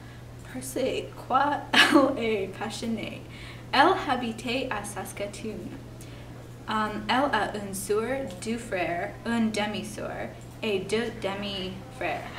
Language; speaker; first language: French; non-native, learner; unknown